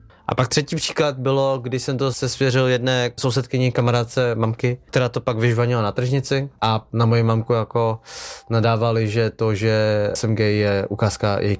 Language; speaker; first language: Czech; early bilingual, other home language; Vietnamese